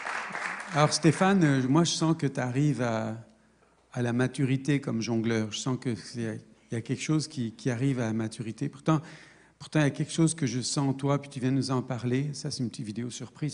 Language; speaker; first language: French; native; French